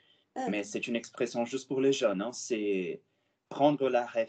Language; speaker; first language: French; non-native, fluent; Portuguese